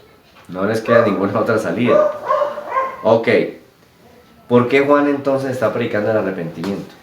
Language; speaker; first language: Spanish; native; Spanish